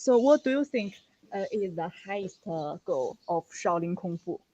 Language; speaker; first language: English; non-native, learner; Chinese